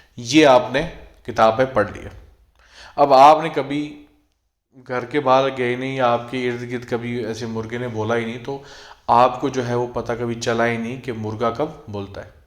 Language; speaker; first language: Urdu; native; Urdu